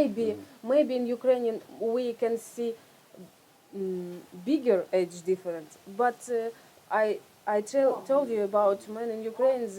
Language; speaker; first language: English; non-native, learner; Russian